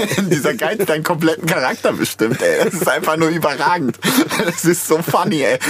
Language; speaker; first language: German; native; German